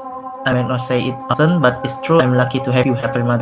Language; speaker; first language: English; non-native, local second language; Indonesian